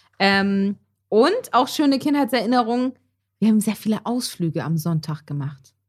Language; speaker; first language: German; native; German